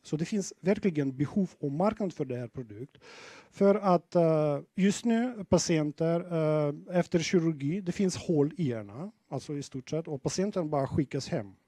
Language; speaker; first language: Swedish; non-native, fluent; Russian